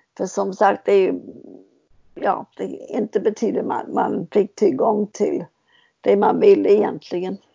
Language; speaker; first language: Swedish; non-native, fluent; English